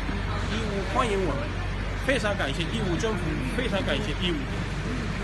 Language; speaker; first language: Chinese; non-native, fluent; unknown